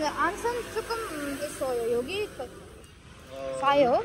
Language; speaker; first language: Korean; non-native, learner; Urdu